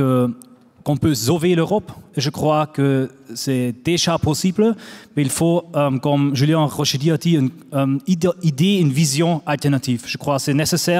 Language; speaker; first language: French; non-native, fluent; German